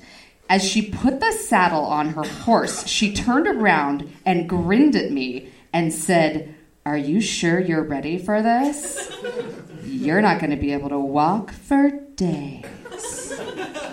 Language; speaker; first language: English; native; English